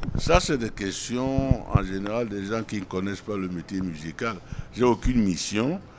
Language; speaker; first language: French; non-native, local second language; Duala